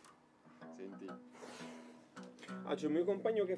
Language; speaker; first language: Italian; native; Italian